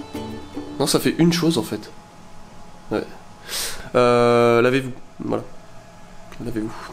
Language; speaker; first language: French; native; French